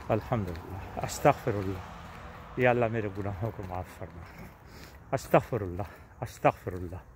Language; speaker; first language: Urdu; native; Urdu